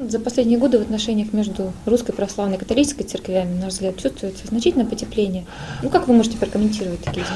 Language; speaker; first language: Russian; native; Russian